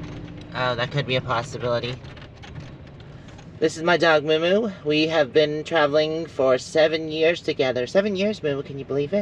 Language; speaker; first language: English; native; English